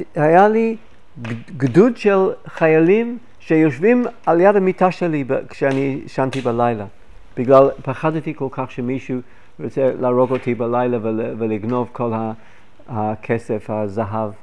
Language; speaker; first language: Hebrew; non-native, fluent; English